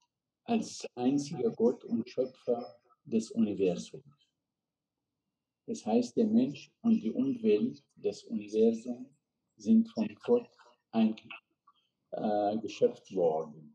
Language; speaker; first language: German; non-native, fluent; Arabic